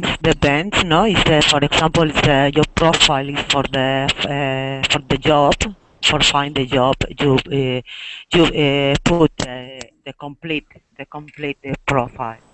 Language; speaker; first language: English; non-native, learner; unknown